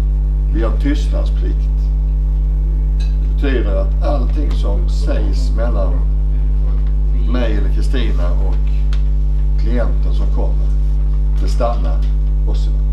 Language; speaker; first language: Swedish; native; Swedish